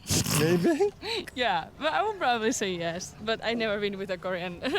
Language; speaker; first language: English; non-native, fluent; Romanian